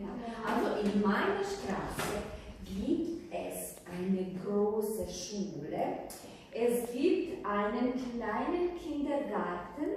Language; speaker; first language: German; non-native, fluent; Croatian